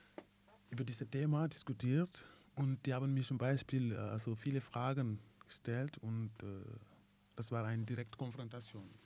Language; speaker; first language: German; non-native, learner; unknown